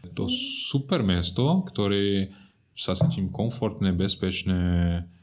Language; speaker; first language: Slovak; non-native, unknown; Portuguese